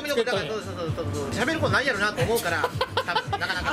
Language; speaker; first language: Japanese; native; Japanese